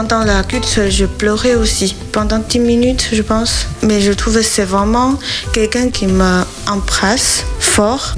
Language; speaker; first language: French; non-native, learner; Chinese